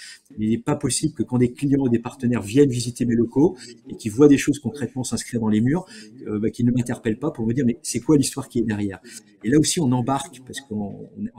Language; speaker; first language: French; native; French